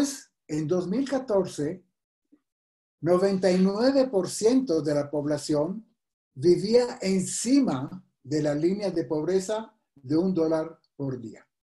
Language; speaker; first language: Spanish; non-native, fluent; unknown